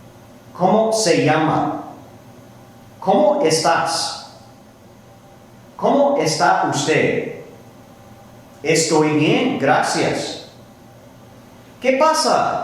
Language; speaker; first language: Spanish; non-native, fluent; English